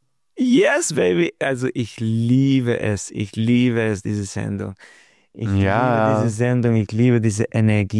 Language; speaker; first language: German; non-native, learner; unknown